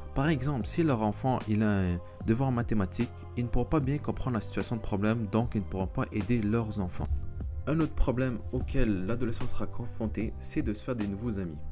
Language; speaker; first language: French; early bilingual, other home language; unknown